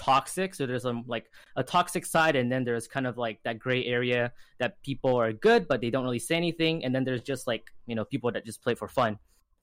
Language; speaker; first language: English; native; English